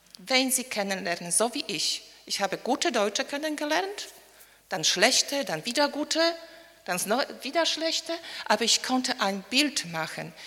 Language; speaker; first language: German; non-native, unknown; Polish